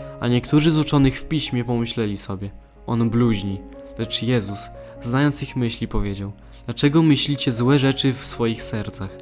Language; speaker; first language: Polish; native; Polish